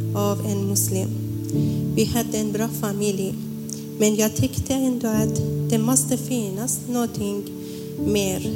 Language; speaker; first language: Swedish; non-native, learner; Persian